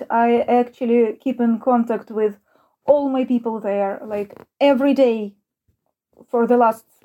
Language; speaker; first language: English; non-native, fluent; Ukrainian